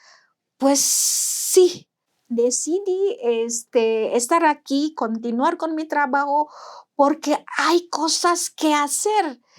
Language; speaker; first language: Spanish; non-native, fluent; Indonesian